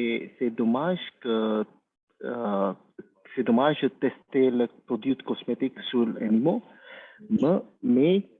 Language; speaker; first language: French; non-native, learner; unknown